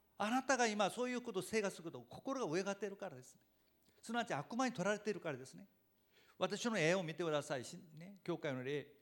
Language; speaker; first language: Japanese; non-native, fluent; Korean